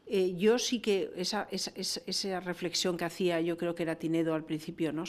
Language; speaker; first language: Spanish; native; Spanish